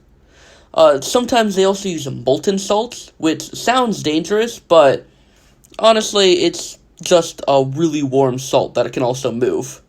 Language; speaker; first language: English; native; English